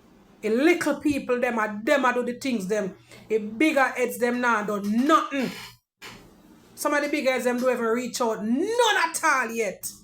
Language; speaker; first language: English; native; English